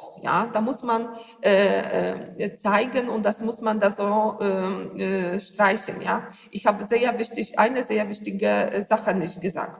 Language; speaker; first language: German; non-native, learner; Polish